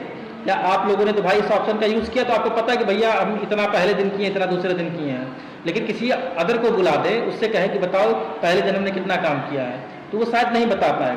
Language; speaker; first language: Hindi; native; Hindi